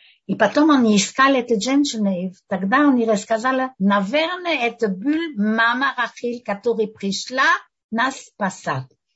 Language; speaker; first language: Russian; early bilingual, heritage; Russian